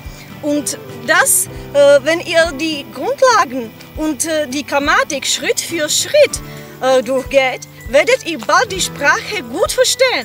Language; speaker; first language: German; non-native, fluent; Czech